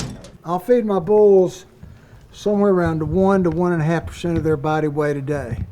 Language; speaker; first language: English; native; English